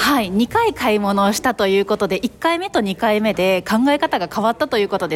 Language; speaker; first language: Japanese; native; Japanese